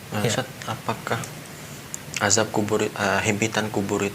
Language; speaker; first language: Indonesian; native; Indonesian